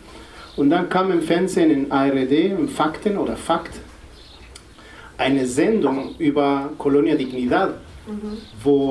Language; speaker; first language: German; non-native, fluent; Spanish